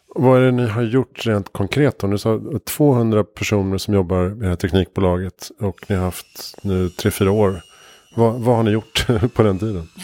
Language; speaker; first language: Swedish; native; Swedish